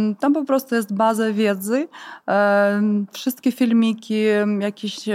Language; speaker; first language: Polish; non-native, fluent; Ukrainian